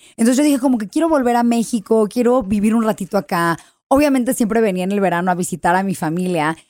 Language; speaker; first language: Spanish; early bilingual, heritage; English